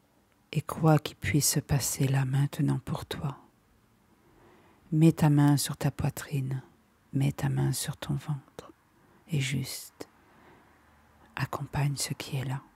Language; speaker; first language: French; native; French